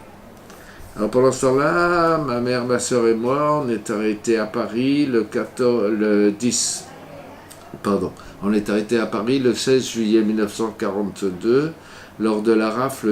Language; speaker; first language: French; native; French